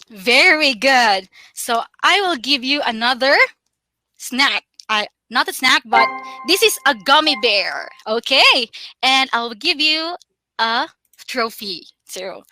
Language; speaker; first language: English; non-native, local second language; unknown